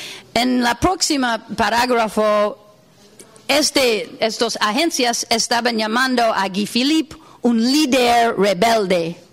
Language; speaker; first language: Spanish; non-native, fluent; English